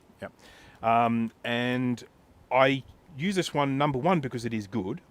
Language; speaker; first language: English; native; English